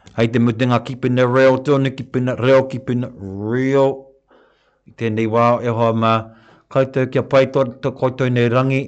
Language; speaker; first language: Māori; non-native, local second language; English